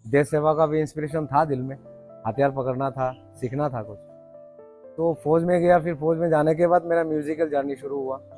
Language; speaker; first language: Hindi; non-native, local second language; Bangla